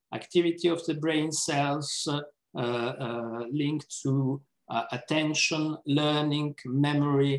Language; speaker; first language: English; non-native, fluent; Italian